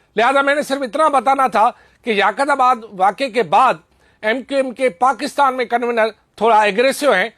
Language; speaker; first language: Urdu; non-native, local second language; Sindhi